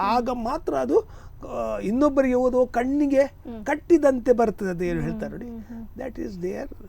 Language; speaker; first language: Kannada; native; Kannada